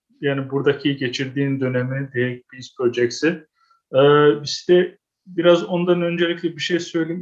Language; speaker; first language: Turkish; early bilingual, heritage; Turkish